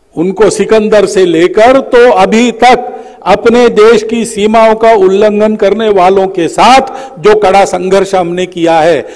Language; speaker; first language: Hindi; native; Hindi